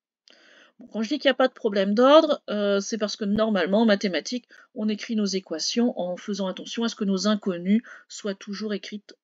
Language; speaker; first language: French; native; French